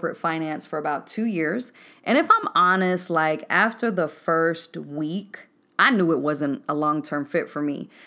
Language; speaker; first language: English; native; English